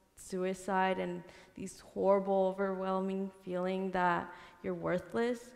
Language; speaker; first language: English; early bilingual, other home language; Spanish